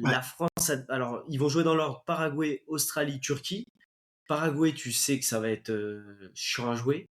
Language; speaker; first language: French; native; French